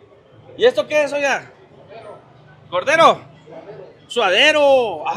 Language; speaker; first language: Spanish; native; Spanish